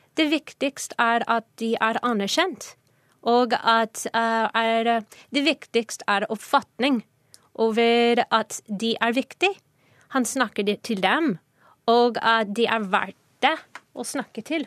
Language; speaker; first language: Norwegian; non-native, fluent; English